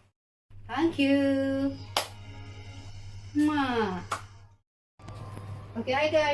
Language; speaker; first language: English; non-native, learner; Filipino